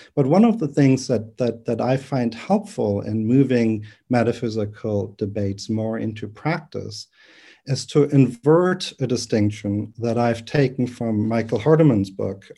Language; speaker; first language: English; non-native, fluent; German